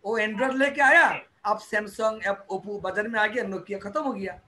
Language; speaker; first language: Hindi; non-native, local second language; Bangla